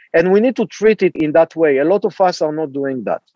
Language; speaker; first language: English; non-native, fluent; Hebrew